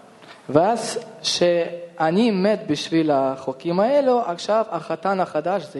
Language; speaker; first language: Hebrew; non-native, fluent; Russian